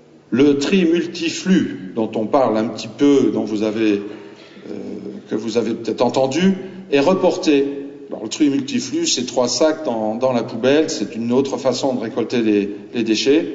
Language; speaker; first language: French; native; French